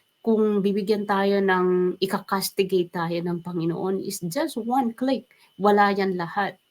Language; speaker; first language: Filipino; native; Filipino